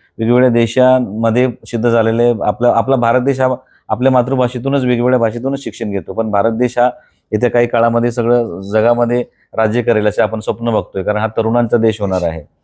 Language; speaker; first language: Marathi; non-native, local second language; Bhili